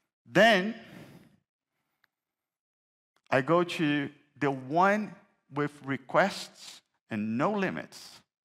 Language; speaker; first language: English; non-native, fluent; Portuguese